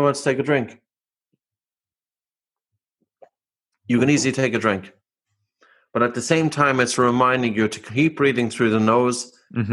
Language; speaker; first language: English; native; English